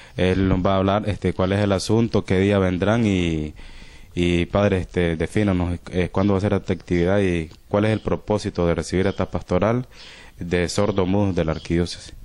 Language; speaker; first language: Spanish; native; Spanish